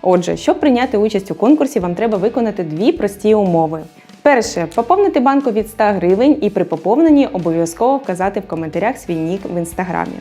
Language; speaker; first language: Ukrainian; native; Ukrainian